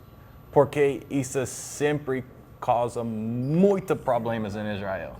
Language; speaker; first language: Portuguese; non-native, learner; English